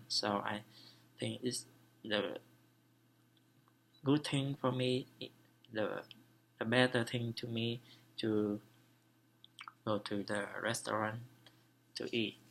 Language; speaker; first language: English; non-native, learner; Vietnamese